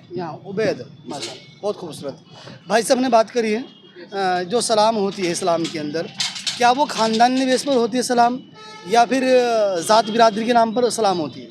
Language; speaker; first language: Hindi; native; Hindi